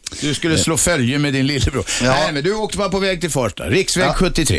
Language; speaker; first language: Swedish; native; Swedish